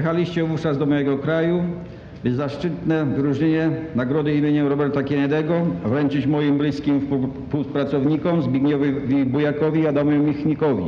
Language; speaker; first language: Polish; native; Polish